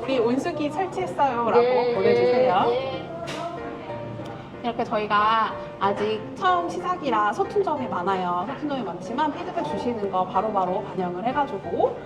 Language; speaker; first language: Korean; native; Korean